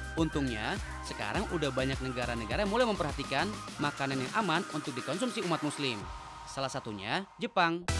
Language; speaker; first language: Indonesian; native; Indonesian